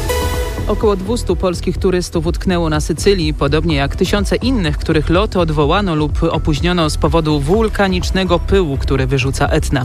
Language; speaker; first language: Polish; native; Polish